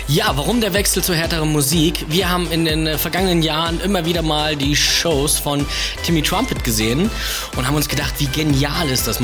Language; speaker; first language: German; native; German